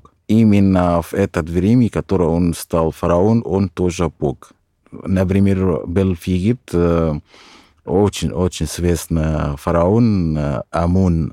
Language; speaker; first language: Russian; non-native, fluent; Arabic